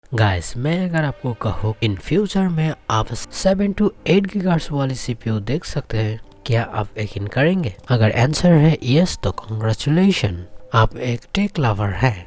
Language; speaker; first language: Hindi; non-native, local second language; Bangla